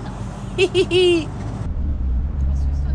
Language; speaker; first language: German; non-native, fluent; Italian